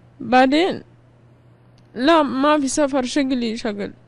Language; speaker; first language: Arabic; non-native, learner; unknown